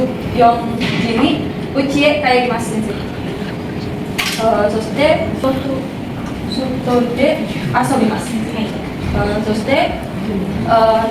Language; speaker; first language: Japanese; non-native, learner; Indonesian